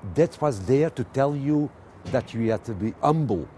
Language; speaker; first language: English; non-native, fluent; Dutch